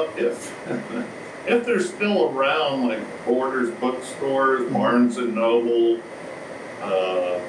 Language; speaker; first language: English; native; English